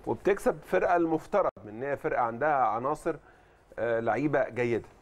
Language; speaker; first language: Arabic; native; Arabic